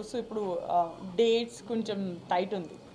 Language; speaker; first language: Telugu; non-native, learner; Gujarati